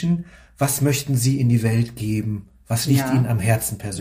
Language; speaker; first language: German; native; German